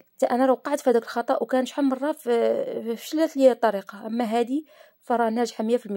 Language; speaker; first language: Arabic; native; Arabic